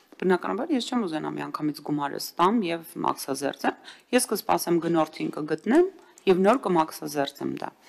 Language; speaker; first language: Armenian; native; Armenian